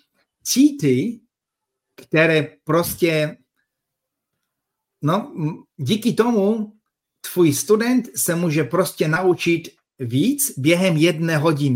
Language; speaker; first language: Czech; non-native, fluent; Polish